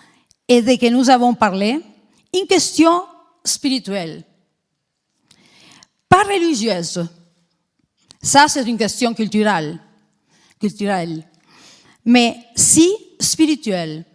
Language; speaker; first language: French; non-native, fluent; Spanish